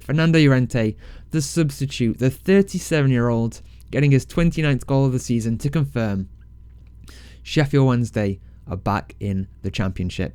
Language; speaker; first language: English; native; English